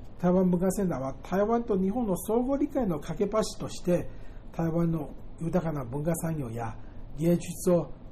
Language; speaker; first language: Japanese; non-native, fluent; Chinese